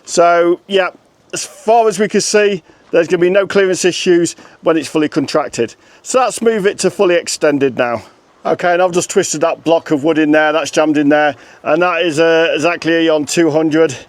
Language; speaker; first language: English; native; English